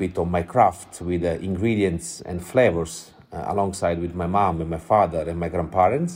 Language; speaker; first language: English; non-native, fluent; Italian